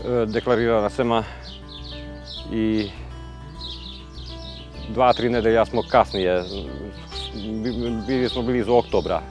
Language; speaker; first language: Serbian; non-native, local second language; Hungarian